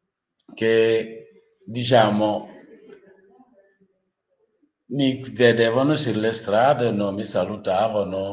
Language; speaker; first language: Italian; non-native, learner; Wolof